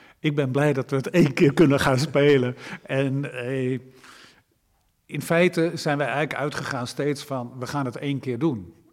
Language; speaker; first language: Dutch; native; Dutch